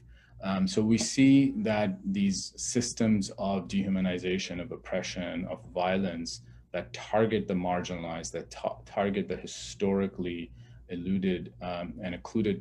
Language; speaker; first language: English; non-native, local second language; Urdu